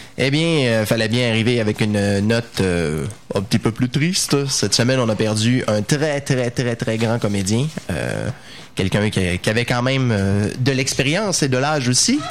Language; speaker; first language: French; native; French